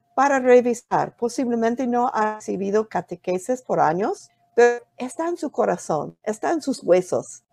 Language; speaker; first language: Spanish; non-native, fluent; English